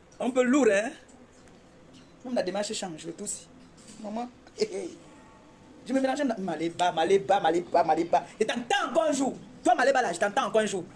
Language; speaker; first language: French; native; French